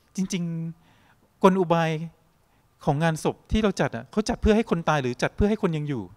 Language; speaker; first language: Thai; native; Thai